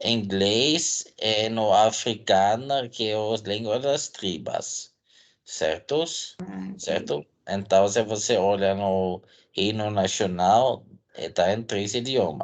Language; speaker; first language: Portuguese; non-native, fluent; Dutch